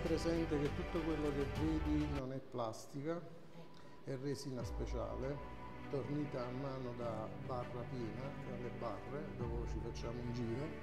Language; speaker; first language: Italian; native; Italian